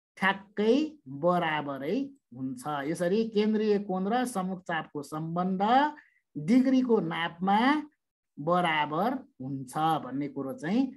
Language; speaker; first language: Nepali; native; Nepali